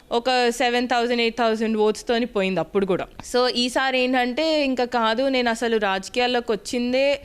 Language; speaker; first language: Telugu; native; Telugu